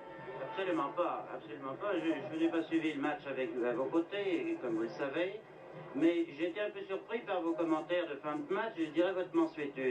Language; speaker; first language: French; native; French